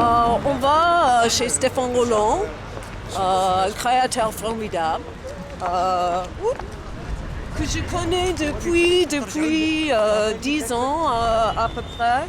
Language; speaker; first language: French; non-native, fluent; English